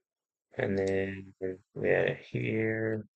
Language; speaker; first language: English; native; English